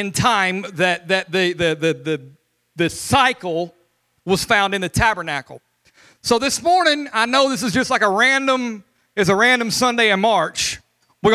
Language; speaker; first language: English; native; English